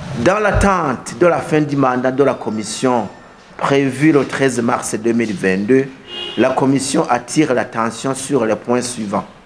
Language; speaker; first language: French; non-native, local second language; Rundi